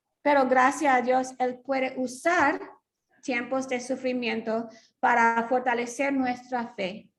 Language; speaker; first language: Spanish; non-native, fluent; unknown